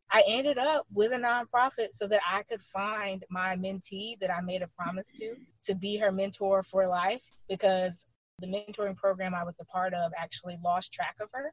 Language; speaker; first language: English; native; English